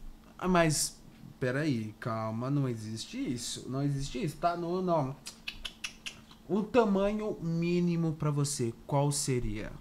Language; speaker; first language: Portuguese; native; Portuguese